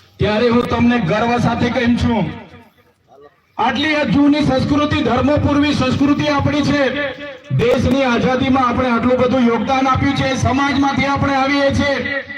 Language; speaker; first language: Gujarati; non-native, local second language; Bhili